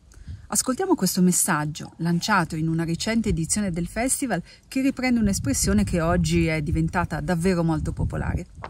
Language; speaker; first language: Italian; native; Italian